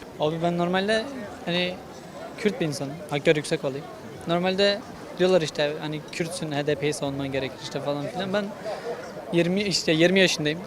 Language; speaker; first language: Turkish; non-native, local second language; Kurdish